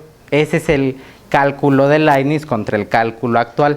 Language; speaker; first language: Spanish; native; Spanish